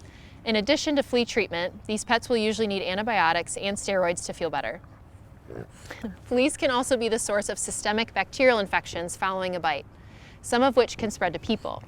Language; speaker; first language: English; native; English